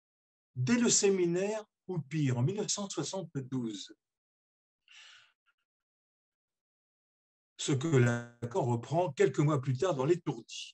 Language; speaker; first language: French; native; French